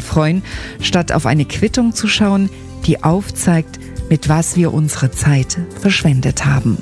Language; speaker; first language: German; native; German